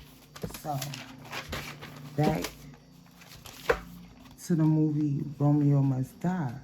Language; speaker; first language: English; native; English